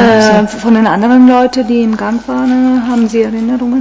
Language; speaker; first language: German; non-native, fluent; Italian